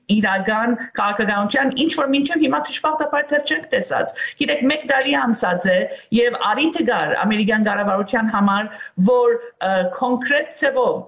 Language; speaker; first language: Armenian; early bilingual, heritage; Armenian